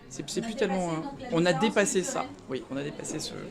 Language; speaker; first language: French; native; French